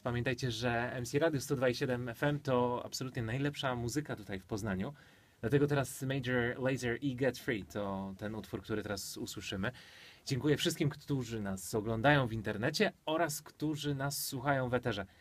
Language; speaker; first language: Polish; native; Polish